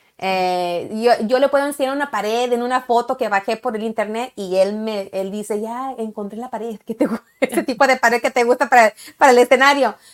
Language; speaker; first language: Spanish; early bilingual, heritage; Spanish